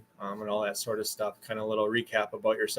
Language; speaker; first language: English; native; English